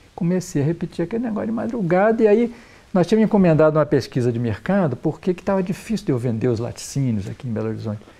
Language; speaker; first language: Portuguese; native; Portuguese